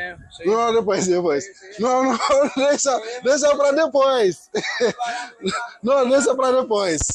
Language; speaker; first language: Portuguese; non-native, learner; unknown